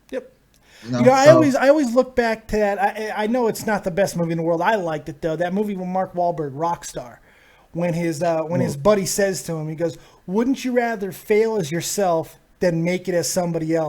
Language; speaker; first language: English; native; English